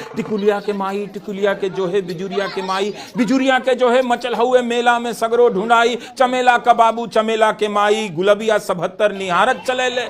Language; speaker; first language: Hindi; non-native, local second language; Bhojpuri